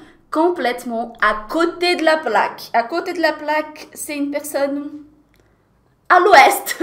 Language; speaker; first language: French; non-native, fluent; Portuguese